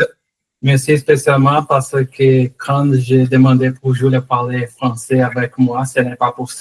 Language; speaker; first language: French; non-native, learner; Portuguese